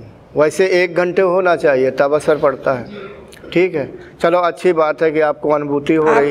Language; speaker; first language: Hindi; native; Hindi